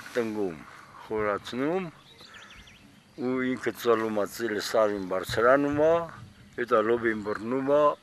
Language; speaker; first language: Armenian; native; Armenian